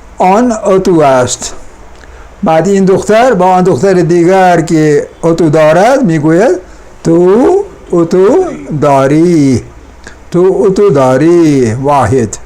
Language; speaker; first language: Persian; non-native, fluent; Urdu